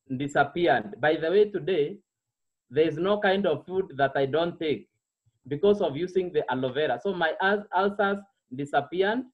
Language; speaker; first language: English; non-native, local second language; Meru